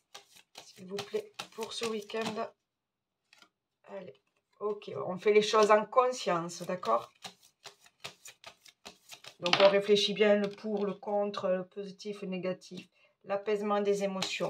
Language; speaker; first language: French; native; French